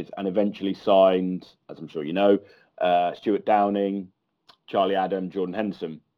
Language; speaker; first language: English; native; English